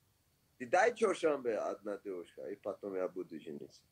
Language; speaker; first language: Russian; non-native, learner; Persian